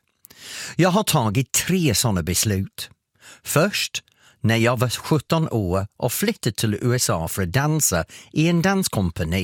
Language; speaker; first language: Swedish; non-native, fluent; English